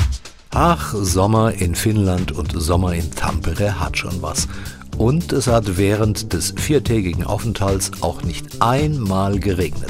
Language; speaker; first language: German; native; German